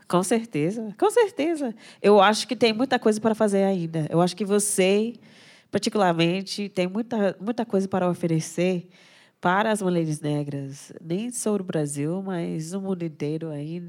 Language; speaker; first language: Portuguese; non-native, fluent; English